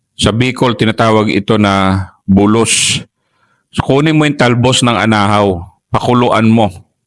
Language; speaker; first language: Filipino; native; Filipino